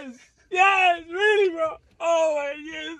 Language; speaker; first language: English; non-native, fluent; Dutch